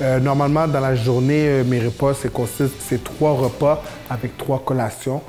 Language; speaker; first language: French; native; French